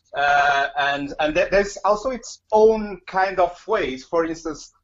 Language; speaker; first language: English; non-native, fluent; Portuguese